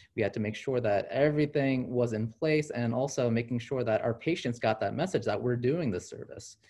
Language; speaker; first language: English; native; English